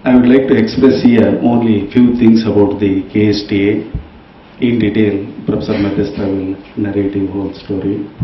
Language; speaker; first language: English; non-native, local second language; Kannada